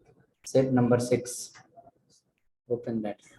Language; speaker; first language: English; non-native, local second language; Telugu